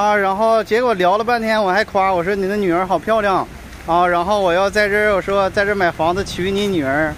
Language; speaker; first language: Chinese; native; Chinese